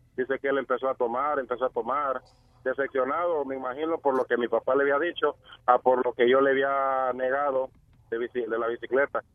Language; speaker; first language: Spanish; native; Spanish